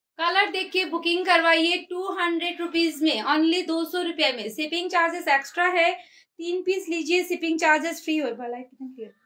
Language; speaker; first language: Hindi; native; Hindi